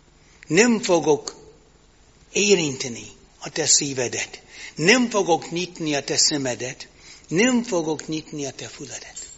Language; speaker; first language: Hungarian; non-native, fluent; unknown